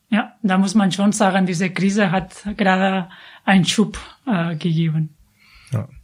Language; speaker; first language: German; non-native, fluent; Catalan